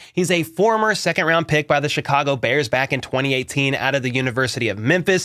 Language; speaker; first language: English; native; English